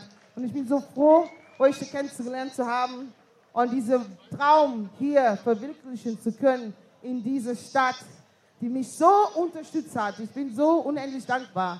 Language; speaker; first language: German; non-native, fluent; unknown